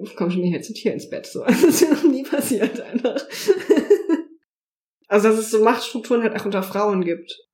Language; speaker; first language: German; native; German